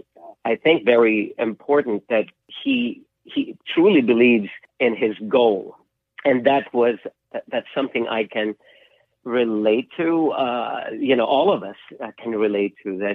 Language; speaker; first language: English; non-native, local second language; Filipino